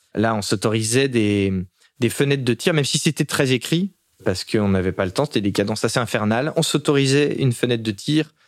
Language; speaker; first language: French; native; French